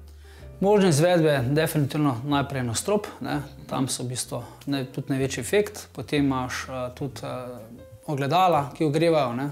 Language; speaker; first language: Slovenian; native; Slovenian